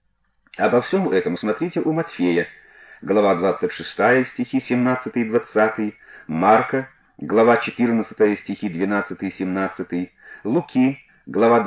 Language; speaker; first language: Russian; native; Russian